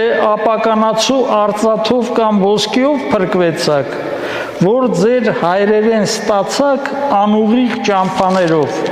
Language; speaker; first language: Armenian; native; Armenian